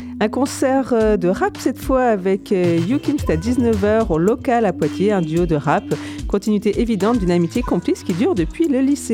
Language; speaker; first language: French; native; French